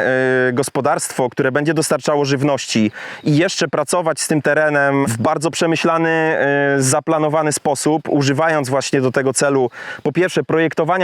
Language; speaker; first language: Polish; native; Polish